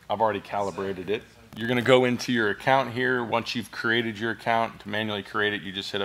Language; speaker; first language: English; native; English